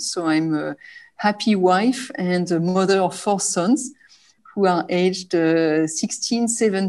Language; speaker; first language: English; non-native, fluent; French